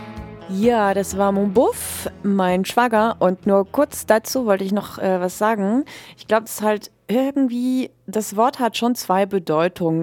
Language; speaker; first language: German; native; German